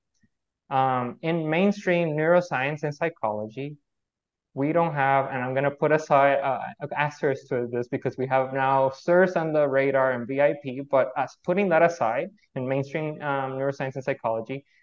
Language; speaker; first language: English; non-native, fluent; Spanish